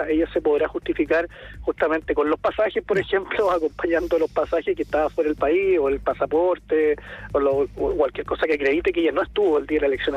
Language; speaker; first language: Spanish; native; Spanish